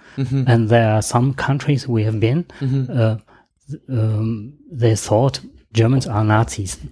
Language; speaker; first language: English; non-native, learner; German